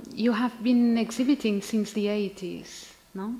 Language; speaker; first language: English; non-native, fluent; Catalan